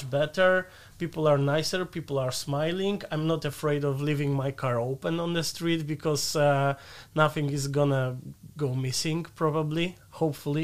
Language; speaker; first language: English; non-native, fluent; Polish